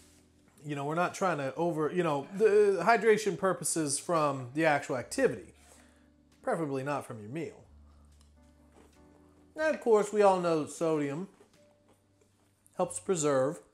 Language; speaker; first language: English; native; English